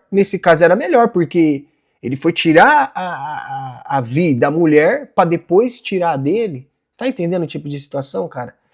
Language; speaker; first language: Portuguese; native; Portuguese